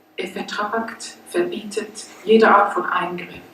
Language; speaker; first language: German; non-native, fluent; English